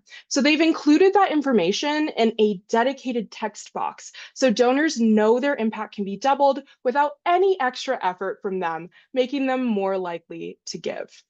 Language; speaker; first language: English; native; English